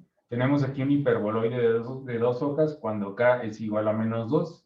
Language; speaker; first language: Spanish; native; Spanish